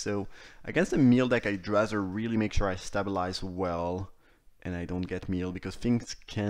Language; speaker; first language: English; non-native, fluent; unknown